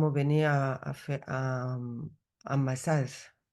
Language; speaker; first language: French; non-native, learner; Spanish